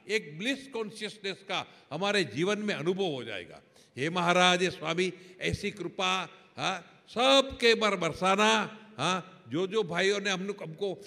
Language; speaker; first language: Hindi; non-native, local second language; Gujarati